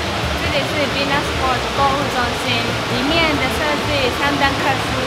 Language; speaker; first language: Chinese; non-native, fluent; Japanese